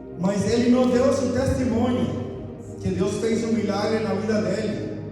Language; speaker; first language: Portuguese; non-native, fluent; Spanish